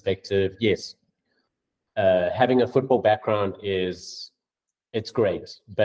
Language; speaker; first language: English; native; English